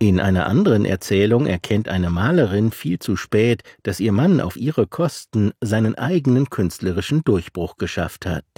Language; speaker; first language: German; native; German